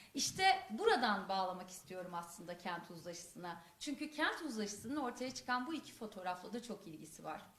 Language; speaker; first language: Turkish; non-native, local second language; Kurdish